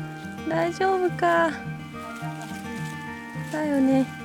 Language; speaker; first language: Japanese; native; Japanese